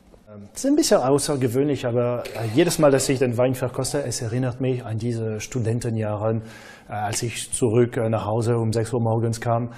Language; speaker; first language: German; non-native, fluent; French